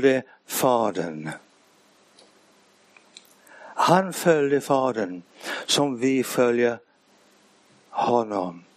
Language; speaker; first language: Swedish; non-native, fluent; English